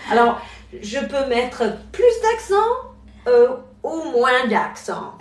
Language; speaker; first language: French; non-native, fluent; English